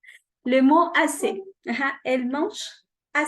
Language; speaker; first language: French; non-native, fluent; Spanish